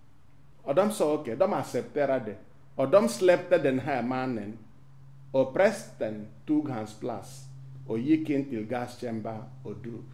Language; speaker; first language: Swedish; non-native, fluent; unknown